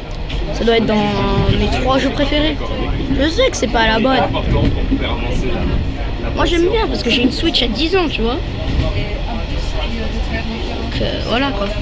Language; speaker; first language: French; native; French